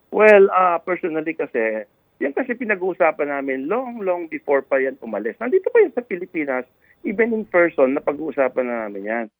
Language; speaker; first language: Filipino; native; Filipino